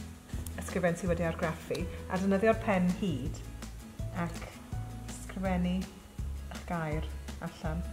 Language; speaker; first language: Welsh; native; Welsh